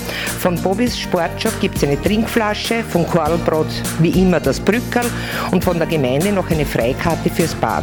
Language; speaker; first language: German; native; German